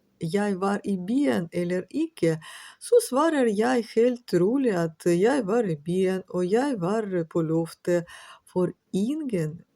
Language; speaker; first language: Norwegian; non-native, learner; Ukrainian